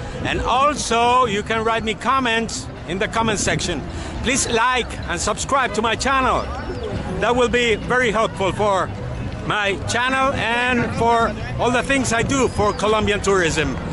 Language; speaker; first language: English; non-native, fluent; Spanish